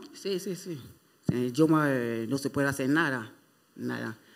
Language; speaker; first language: Spanish; non-native, fluent; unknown